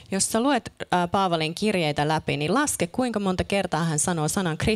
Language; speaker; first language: Finnish; native; Finnish